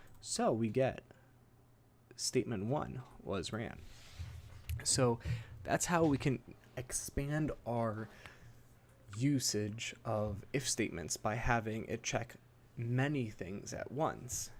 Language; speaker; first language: English; native; English